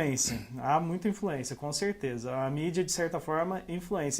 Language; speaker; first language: Portuguese; native; Portuguese